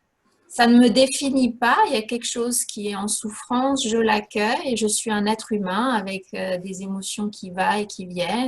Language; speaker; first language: French; native; French